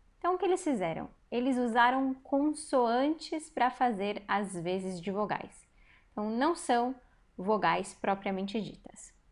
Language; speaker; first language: Portuguese; native; Portuguese